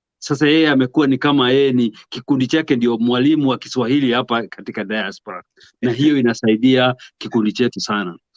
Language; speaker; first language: Swahili; non-native, local second language; Kikuyu